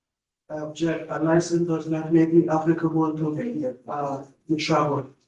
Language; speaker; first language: English; native; English